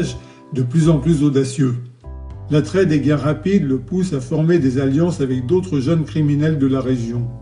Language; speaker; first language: French; native; French